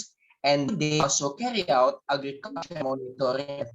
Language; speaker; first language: English; non-native, learner; Indonesian